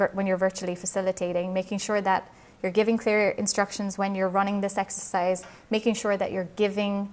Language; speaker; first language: English; native; English